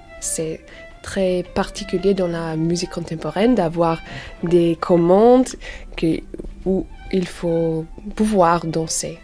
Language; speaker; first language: French; non-native, learner; English